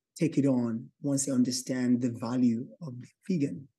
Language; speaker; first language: English; non-native, local second language; Yoruba